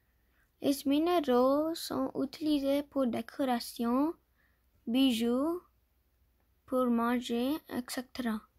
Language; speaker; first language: French; non-native, learner; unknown